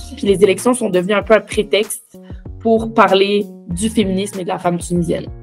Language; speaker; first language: French; early bilingual, other home language; Arabic